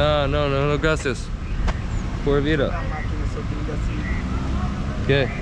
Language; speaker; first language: Spanish; non-native, learner; English